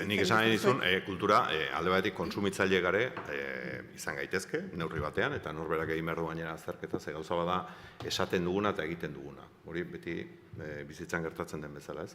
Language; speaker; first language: Basque; native; Basque